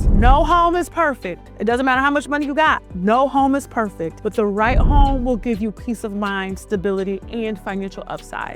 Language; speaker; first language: English; native; English